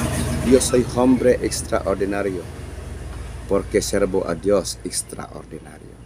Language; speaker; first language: Spanish; non-native, learner; English